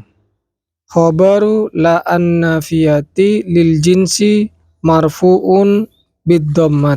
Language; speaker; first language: Arabic; non-native, learner; Indonesian